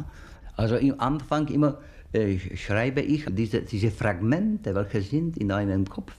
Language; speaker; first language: German; non-native, fluent; Czech